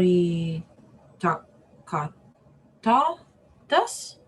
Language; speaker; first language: Japanese; non-native, learner; English